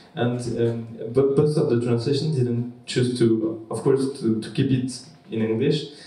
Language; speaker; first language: English; non-native, learner; French